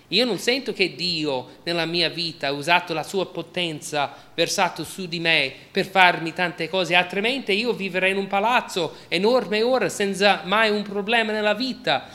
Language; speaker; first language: Italian; non-native, fluent; English